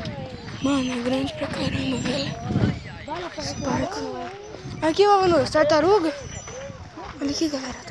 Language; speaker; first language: Portuguese; native; Portuguese